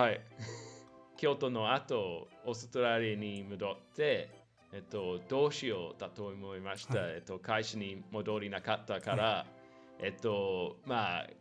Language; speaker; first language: Japanese; non-native, learner; English